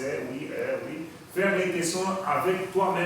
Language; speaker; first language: French; non-native, learner; Portuguese